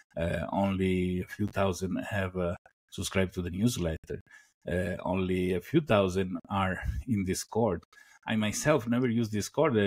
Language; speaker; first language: English; non-native, fluent; Italian